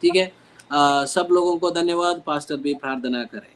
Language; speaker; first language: Hindi; non-native, local second language; Telugu